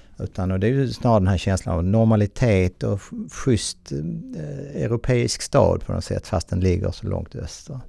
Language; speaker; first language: Swedish; native; Swedish